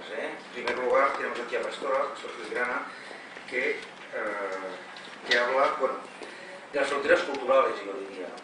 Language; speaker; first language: Spanish; non-native, local second language; Catalan